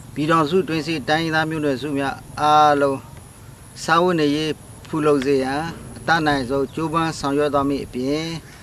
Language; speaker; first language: Burmese; non-native, local second language; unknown